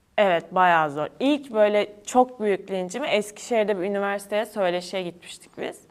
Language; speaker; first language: Turkish; native; Turkish